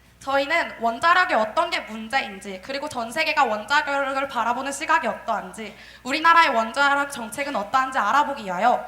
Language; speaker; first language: Korean; native; Korean